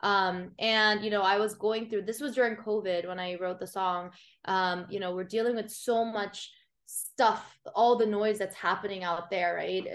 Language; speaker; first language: English; early bilingual, other home language; Korean